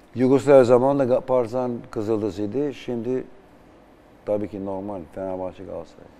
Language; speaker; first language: Turkish; non-native, fluent; Albanian